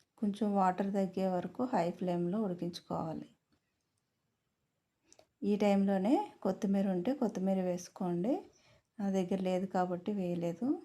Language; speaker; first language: Telugu; native; Telugu